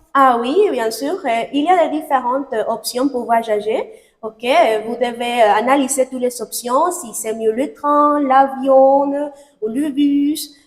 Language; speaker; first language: French; non-native, fluent; Spanish